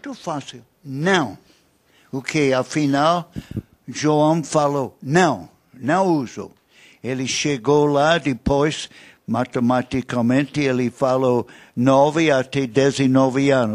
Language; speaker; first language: Portuguese; non-native, learner; English